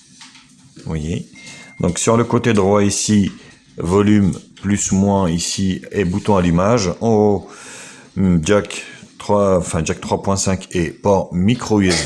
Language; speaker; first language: French; native; French